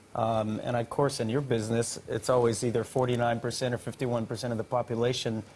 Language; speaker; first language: English; native; English